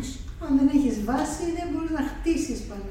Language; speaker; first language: Greek; native; Greek